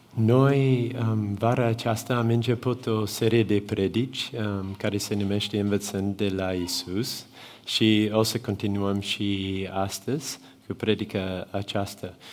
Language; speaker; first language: Romanian; non-native, fluent; English